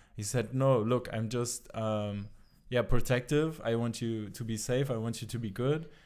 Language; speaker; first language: English; non-native, fluent; German